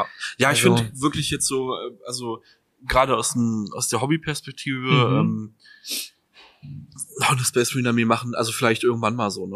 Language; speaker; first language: German; native; German